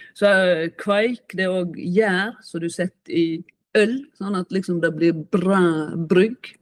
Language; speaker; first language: Norwegian; native; Norwegian